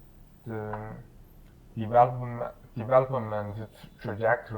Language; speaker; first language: English; non-native, learner; Chinese